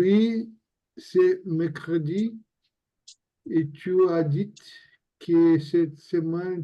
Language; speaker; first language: French; non-native, learner; Portuguese